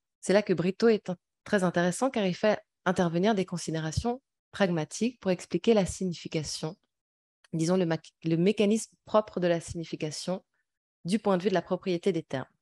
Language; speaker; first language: French; native; French